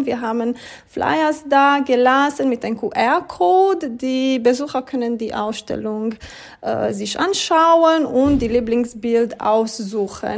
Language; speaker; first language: German; non-native, fluent; Romanian